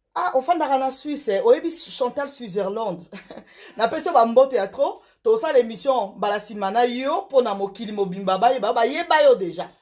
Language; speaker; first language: French; non-native, local second language; Lingala